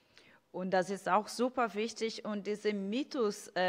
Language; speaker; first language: German; non-native, fluent; Portuguese